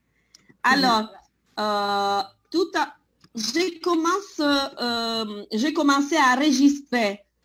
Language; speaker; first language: French; non-native, fluent; Italian